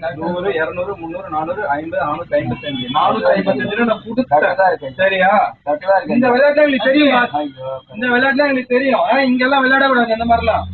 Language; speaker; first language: Tamil; native; Tamil